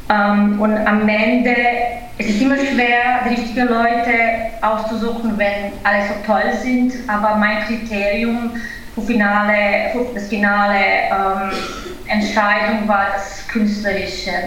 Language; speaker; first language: German; non-native, fluent; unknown